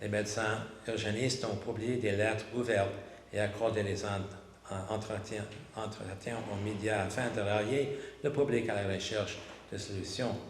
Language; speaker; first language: French; non-native, local second language; English